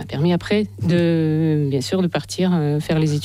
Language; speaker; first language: French; non-native, fluent; Russian